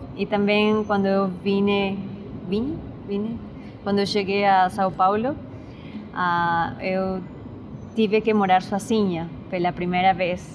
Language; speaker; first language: Portuguese; non-native, fluent; Spanish